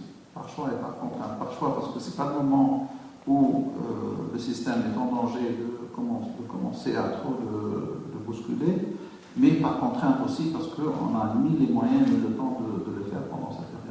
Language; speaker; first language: French; non-native, local second language; Arabic